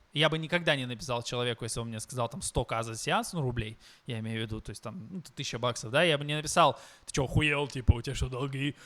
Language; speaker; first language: Russian; native; Russian